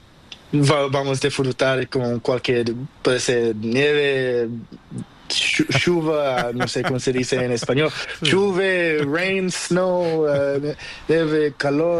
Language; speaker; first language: Spanish; non-native, learner; Portuguese